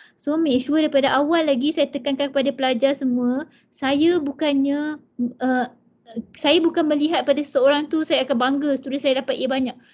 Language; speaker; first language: Malay; native; Malay